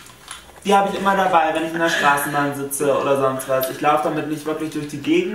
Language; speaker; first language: German; native; German